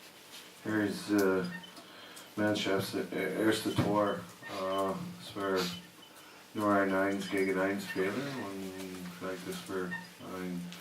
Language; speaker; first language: German; non-native, learner; English